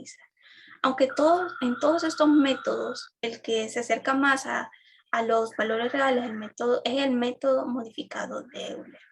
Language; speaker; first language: Spanish; native; Spanish